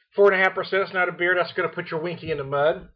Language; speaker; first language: English; native; English